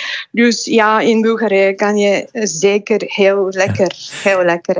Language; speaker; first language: Dutch; non-native, fluent; Bulgarian